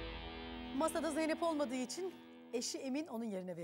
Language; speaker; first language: Turkish; native; Turkish